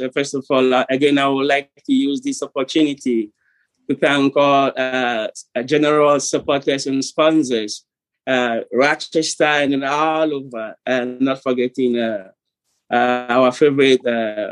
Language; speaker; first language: English; non-native, local second language; Ewe